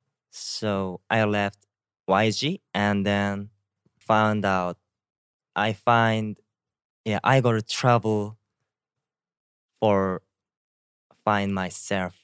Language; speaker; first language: English; non-native, learner; Korean